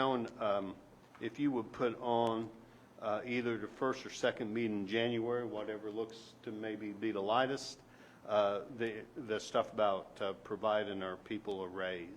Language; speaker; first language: English; native; English